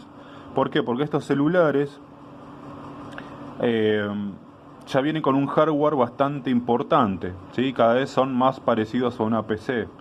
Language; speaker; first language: Spanish; native; Spanish